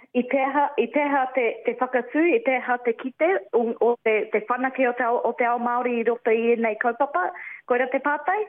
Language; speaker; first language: Māori; non-native, local second language; English